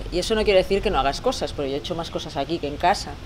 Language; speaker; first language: Spanish; native; Spanish